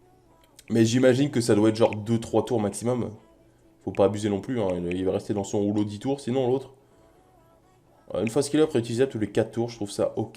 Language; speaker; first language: French; native; French